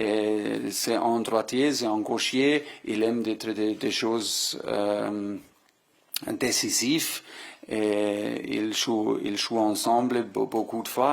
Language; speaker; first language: French; non-native, fluent; German